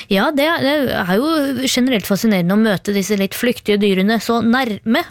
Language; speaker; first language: Norwegian; native; Norwegian